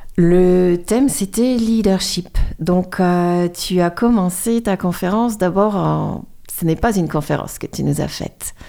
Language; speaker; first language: French; native; French